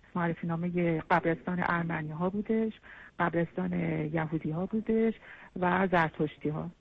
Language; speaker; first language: Persian; native; Persian